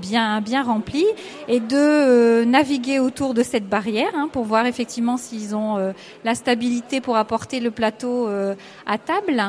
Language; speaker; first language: French; native; French